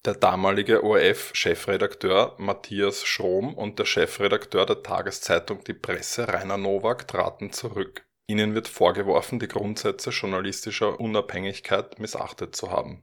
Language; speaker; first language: German; native; German